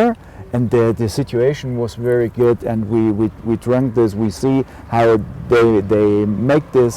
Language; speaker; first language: English; non-native, learner; German